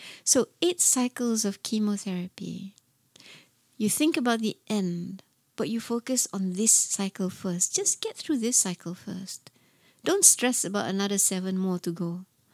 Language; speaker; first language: English; non-native, local second language; Malay